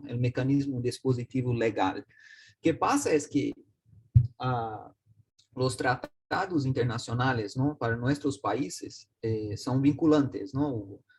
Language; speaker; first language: Spanish; non-native, learner; Portuguese